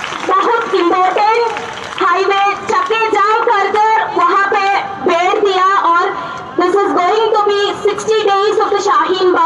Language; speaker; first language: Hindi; non-native, local second language; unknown